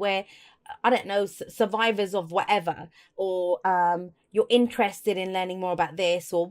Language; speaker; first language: English; native; English